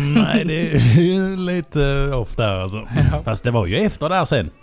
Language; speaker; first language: Swedish; native; Swedish